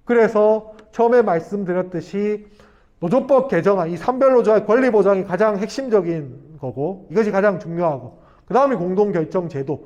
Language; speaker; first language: Korean; native; Korean